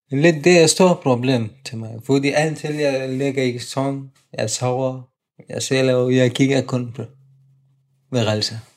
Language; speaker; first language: Danish; non-native, learner; Persian